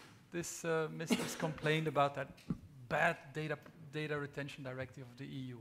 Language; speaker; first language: English; non-native, fluent; Dutch